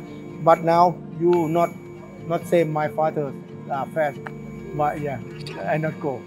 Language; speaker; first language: English; non-native, learner; Thai